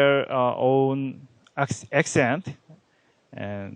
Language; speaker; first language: English; non-native, learner; Korean